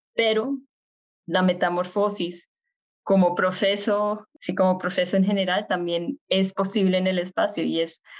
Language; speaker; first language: Spanish; native; Spanish